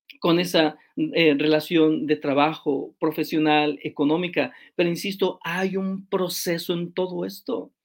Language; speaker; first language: Spanish; native; Spanish